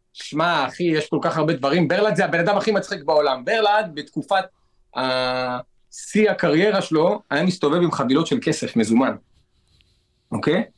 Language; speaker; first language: Hebrew; native; Hebrew